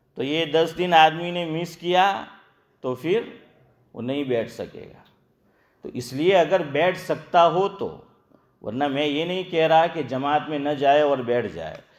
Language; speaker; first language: Hindi; non-native, local second language; Gujarati